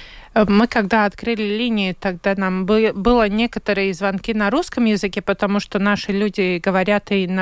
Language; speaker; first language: Russian; non-native, local second language; Latvian